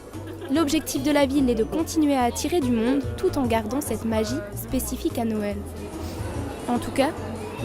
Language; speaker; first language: French; native; French